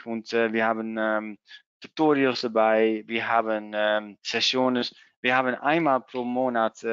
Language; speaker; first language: German; non-native, learner; Dutch